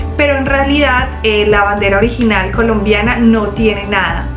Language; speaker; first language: Spanish; native; Spanish